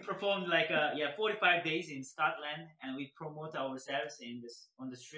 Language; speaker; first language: English; non-native, learner; Korean